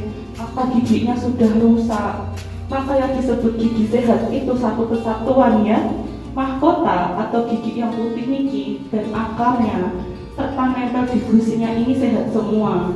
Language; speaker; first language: Indonesian; non-native, local second language; Javanese